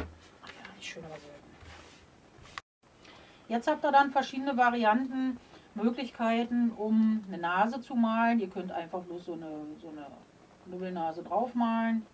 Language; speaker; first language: German; native; German